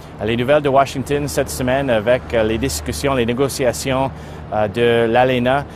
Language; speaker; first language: French; non-native, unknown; English